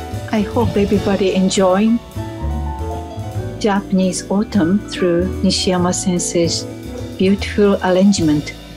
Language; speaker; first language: English; non-native, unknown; Japanese